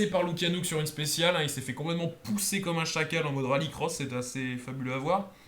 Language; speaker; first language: French; native; French